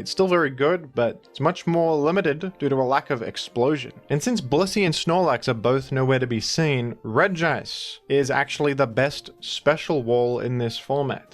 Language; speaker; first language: English; native; English